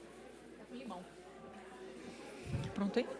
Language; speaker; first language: Portuguese; native; Portuguese